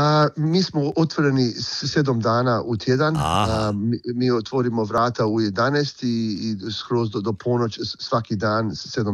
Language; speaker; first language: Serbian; early bilingual, heritage; Croatian